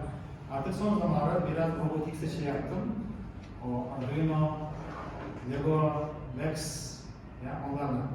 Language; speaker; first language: Turkish; non-native, learner; Kazakh